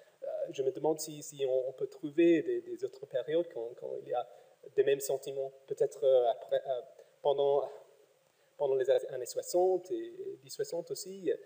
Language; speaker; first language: French; non-native, fluent; English